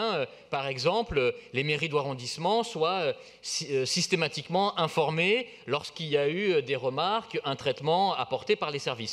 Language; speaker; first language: French; native; French